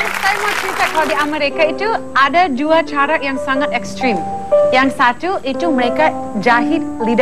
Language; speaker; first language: Indonesian; non-native, fluent; English